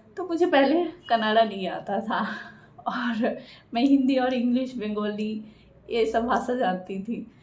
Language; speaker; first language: Hindi; non-native, local second language; Bangla